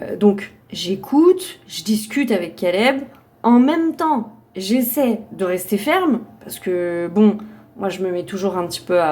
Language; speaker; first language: French; native; French